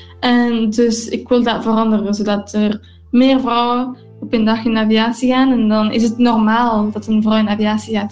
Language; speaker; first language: Dutch; non-native, local second language; English